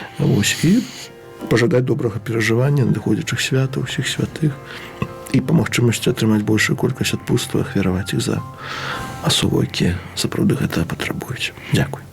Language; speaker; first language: Belarusian; native; Belarusian